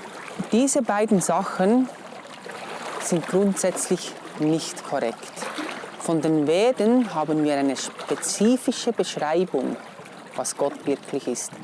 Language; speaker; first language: German; non-native, fluent; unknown